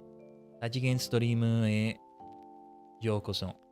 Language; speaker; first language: Japanese; non-native, learner; English